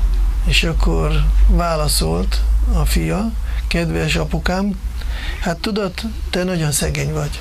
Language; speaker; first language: Hungarian; non-native, fluent; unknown